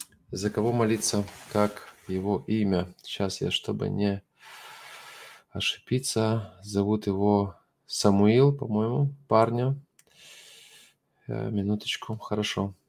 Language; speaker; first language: Russian; non-native, fluent; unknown